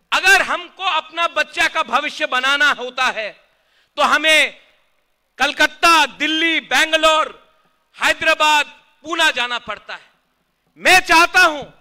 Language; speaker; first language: Hindi; non-native, local second language; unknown